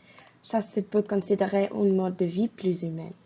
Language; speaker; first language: French; non-native, fluent; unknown